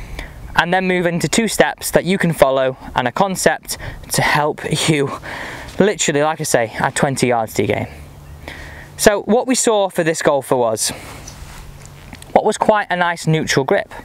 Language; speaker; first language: English; native; English